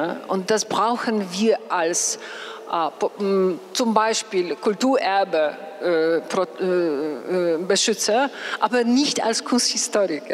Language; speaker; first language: German; non-native, fluent; Polish